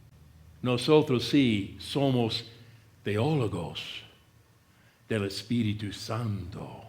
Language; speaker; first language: Spanish; non-native, fluent; English